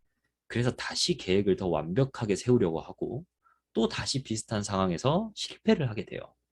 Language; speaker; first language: Korean; native; Korean